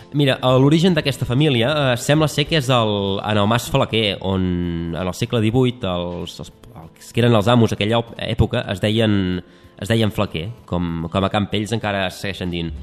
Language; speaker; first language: Catalan; native; Catalan